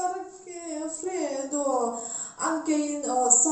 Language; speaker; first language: Italian; non-native, learner; Mizo